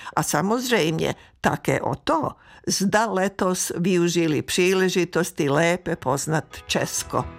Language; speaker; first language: Czech; native; Czech